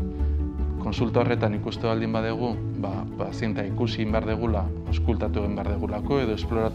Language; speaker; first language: Basque; native; Basque